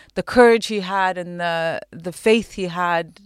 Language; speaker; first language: English; non-native, fluent; Arabic